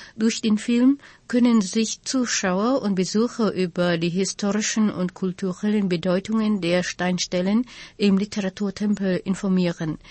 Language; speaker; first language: German; non-native, fluent; Vietnamese